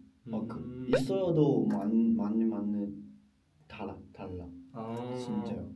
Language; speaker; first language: Korean; non-native, learner; Chinese